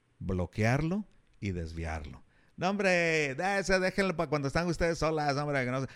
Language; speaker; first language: Spanish; native; Spanish